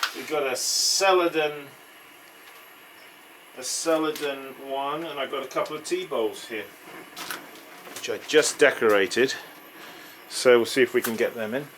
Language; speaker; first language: English; native; English